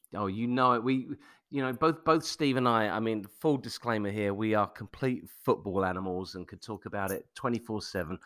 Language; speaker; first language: English; native; English